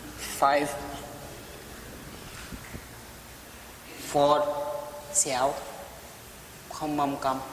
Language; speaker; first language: Vietnamese; non-native, learner; Hindi